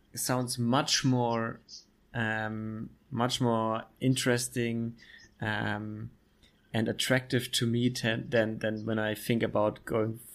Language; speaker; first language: English; non-native, fluent; German